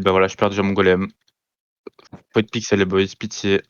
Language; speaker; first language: French; native; French